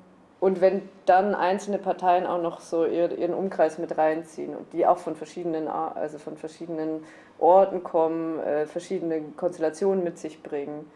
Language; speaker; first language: German; native; German